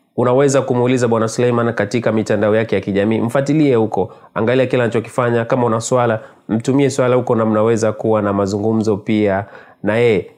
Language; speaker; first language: Swahili; native; Swahili